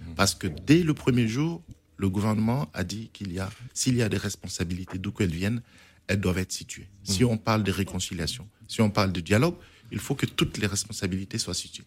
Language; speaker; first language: French; non-native, local second language; Arabic